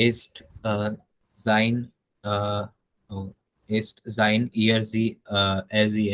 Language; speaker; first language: German; non-native, learner; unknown